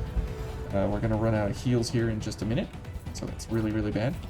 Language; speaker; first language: English; native; English